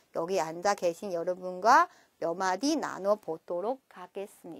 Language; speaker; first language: Korean; non-native, fluent; Chinese